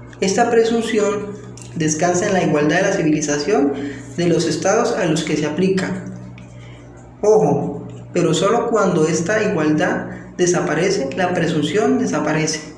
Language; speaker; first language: Spanish; native; Spanish